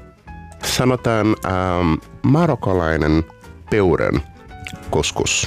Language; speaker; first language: Finnish; non-native, learner; Portuguese